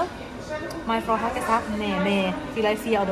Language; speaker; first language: German; non-native, learner; Thai